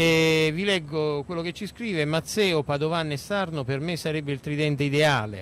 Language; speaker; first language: Italian; native; Italian